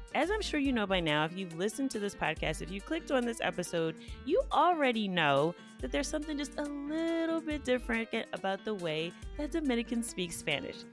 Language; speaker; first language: English; native; English